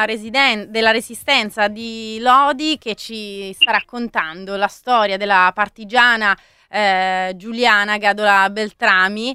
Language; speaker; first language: Italian; native; Italian